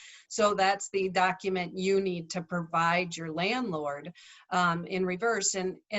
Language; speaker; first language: English; native; English